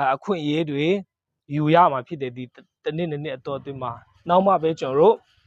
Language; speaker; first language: Burmese; non-native, local second language; Kachin